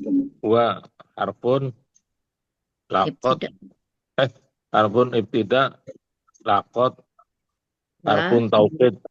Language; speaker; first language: Arabic; non-native, learner; Indonesian